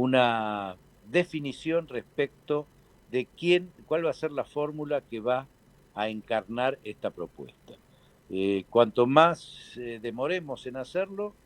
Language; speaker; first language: Spanish; native; Spanish